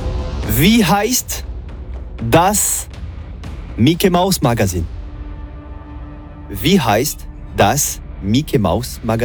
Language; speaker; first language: German; non-native, learner; French